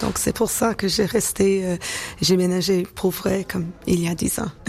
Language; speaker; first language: French; non-native, local second language; English